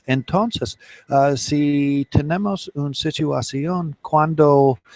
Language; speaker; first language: Spanish; non-native, learner; English